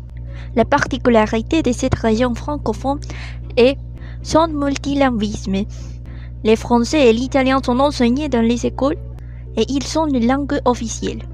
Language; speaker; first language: French; non-native, learner; Spanish